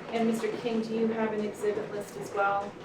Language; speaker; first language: English; native; English